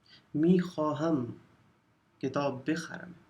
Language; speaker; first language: Persian; non-native, fluent; Urdu